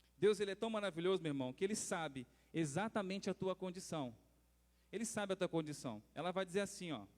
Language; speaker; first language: Portuguese; native; Portuguese